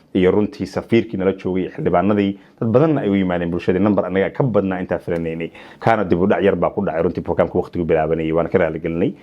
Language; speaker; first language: Somali; early bilingual, heritage; Somali